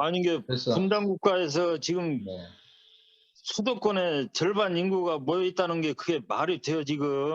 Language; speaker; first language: Korean; native; Korean